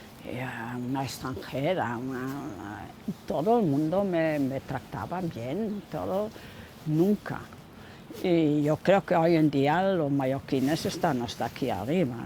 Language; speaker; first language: Spanish; non-native, fluent; German